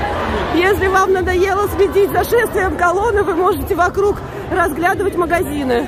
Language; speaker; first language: Russian; native; Russian